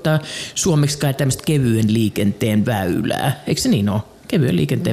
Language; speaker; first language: Finnish; native; Finnish